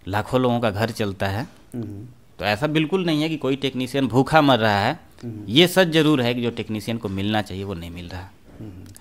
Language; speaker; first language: Hindi; native; Hindi